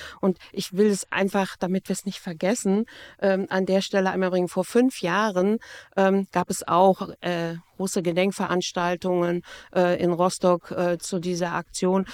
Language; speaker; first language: German; native; German